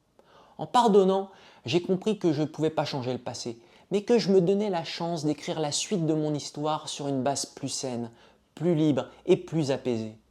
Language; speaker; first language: French; native; French